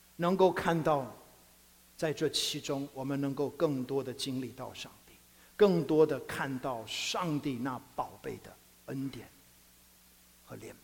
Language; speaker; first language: Chinese; non-native, fluent; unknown